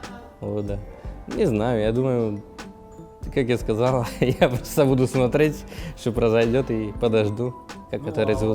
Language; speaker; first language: Russian; non-native, learner; Slovak